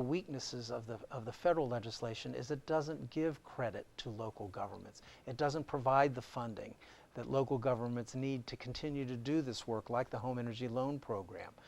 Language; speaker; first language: English; native; English